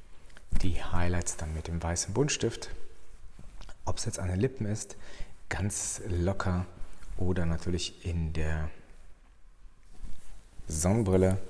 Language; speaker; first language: German; native; German